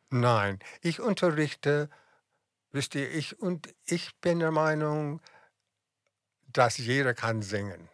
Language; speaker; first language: German; non-native, fluent; English